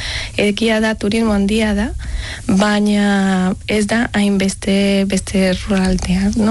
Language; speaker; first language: Basque; non-native, learner; Spanish